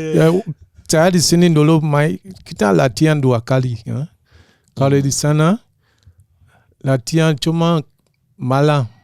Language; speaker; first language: Indonesian; non-native, fluent; English